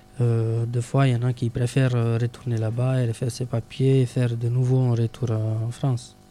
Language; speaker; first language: French; non-native, fluent; Romanian